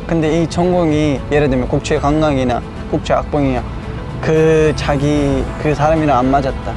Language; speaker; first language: Korean; non-native, fluent; Uzbek